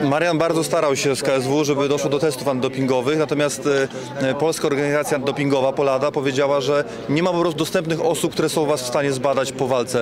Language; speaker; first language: Polish; native; Polish